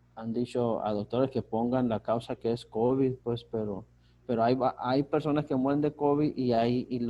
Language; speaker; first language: Spanish; native; Spanish